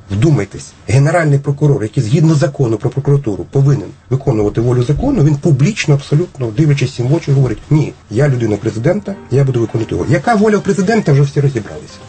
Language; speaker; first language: Ukrainian; native; Ukrainian